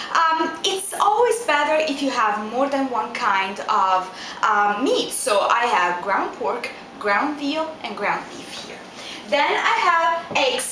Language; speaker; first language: English; non-native, fluent; Italian